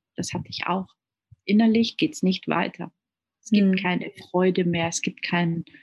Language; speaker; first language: German; native; German